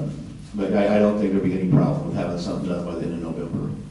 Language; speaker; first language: English; native; English